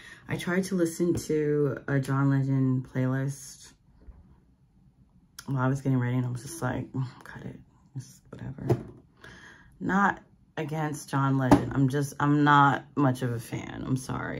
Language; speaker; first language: English; native; English